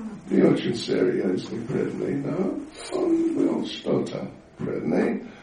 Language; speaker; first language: Russian; non-native, learner; English